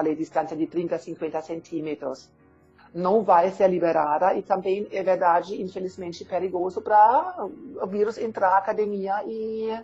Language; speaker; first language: Portuguese; non-native, learner; German